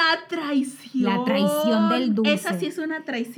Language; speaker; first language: Spanish; native; Spanish